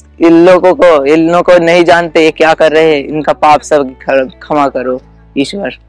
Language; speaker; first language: Hindi; non-native, local second language; Bangla